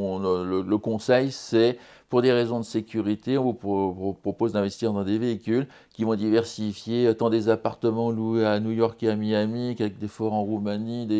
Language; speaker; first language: French; native; French